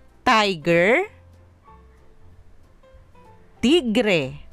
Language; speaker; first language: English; non-native, local second language; Filipino